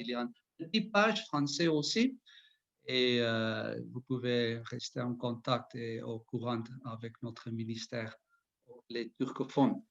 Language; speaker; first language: French; non-native, learner; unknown